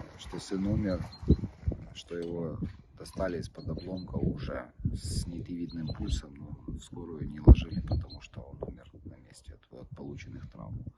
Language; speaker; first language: Russian; native; Russian